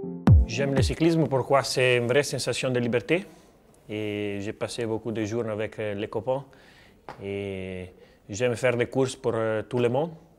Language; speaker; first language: French; non-native, learner; Italian